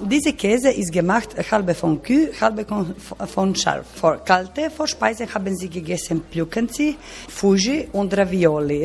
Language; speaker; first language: German; non-native, learner; Croatian